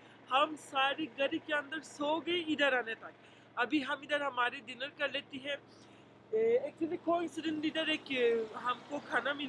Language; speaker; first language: Hindi; non-native, fluent; Turkish